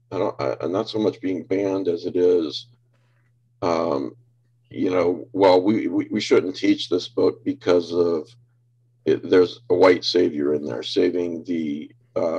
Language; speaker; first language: English; native; English